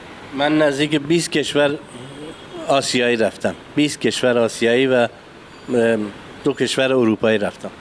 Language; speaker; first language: Persian; non-native, local second language; Kurdish